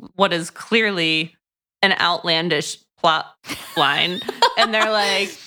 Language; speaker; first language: English; native; English